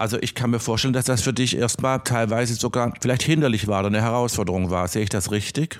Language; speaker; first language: German; native; German